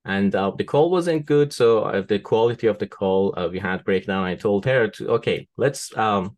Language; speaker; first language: English; non-native, fluent; Persian